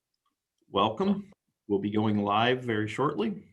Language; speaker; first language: English; native; English